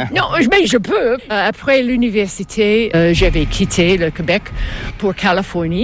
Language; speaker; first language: French; non-native, local second language; English